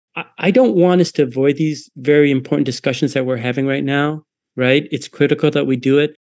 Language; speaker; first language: English; native; English